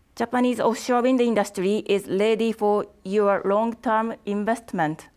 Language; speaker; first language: English; non-native, fluent; Japanese